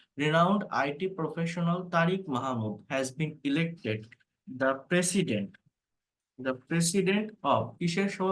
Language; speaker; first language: English; non-native, fluent; Bangla